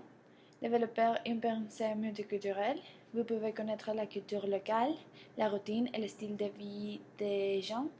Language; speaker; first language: French; non-native, learner; Spanish